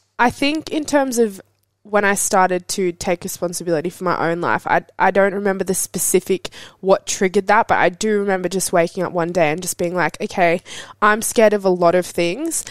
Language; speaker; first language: English; native; English